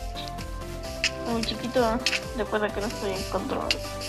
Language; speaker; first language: Spanish; native; Spanish